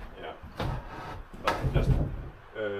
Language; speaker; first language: English; non-native, fluent; Swedish